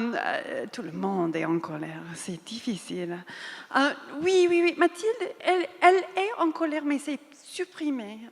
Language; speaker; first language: French; non-native, fluent; English